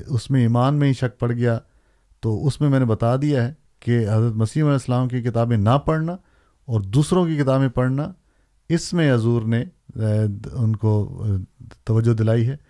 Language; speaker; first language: Urdu; native; Urdu